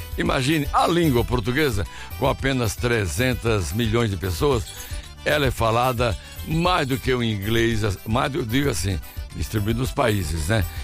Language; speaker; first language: Portuguese; native; Portuguese